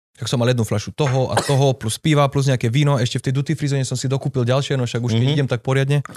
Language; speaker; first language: Slovak; native; Slovak